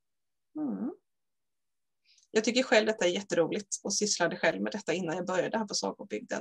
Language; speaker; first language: Swedish; native; Swedish